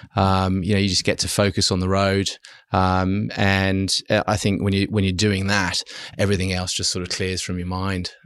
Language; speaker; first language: English; early bilingual, other home language; German